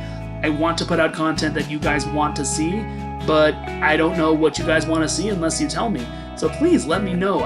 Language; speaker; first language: English; native; English